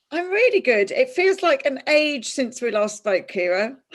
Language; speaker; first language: English; native; English